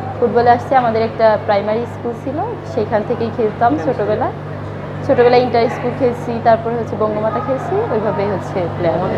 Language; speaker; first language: Bangla; native; Bangla